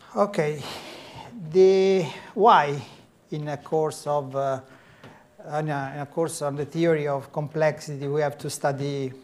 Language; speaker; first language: English; non-native, fluent; Italian